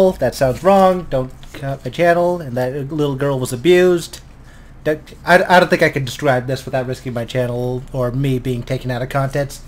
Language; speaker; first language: English; native; English